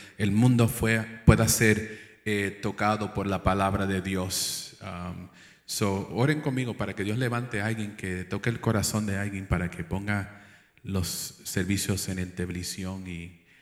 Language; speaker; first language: Spanish; early bilingual, heritage; English